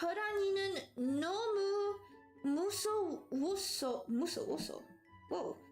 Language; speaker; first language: Korean; non-native, learner; English